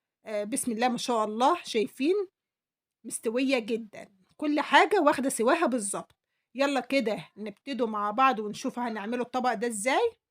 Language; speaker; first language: Arabic; native; Arabic